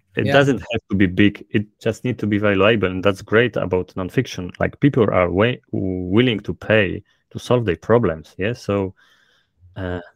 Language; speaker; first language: English; non-native, fluent; Polish